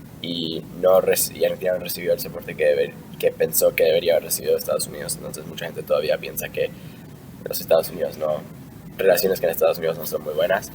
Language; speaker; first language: Spanish; early bilingual, heritage; Spanish